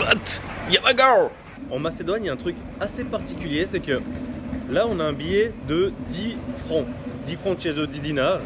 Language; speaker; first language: French; native; French